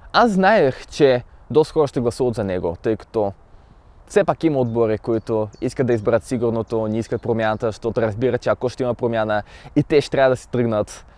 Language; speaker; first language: Bulgarian; early bilingual, other home language; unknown